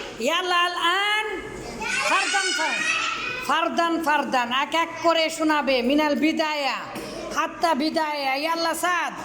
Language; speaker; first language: Arabic; non-native, fluent; Bangla